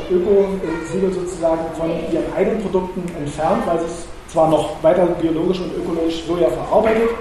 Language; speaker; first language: German; native; German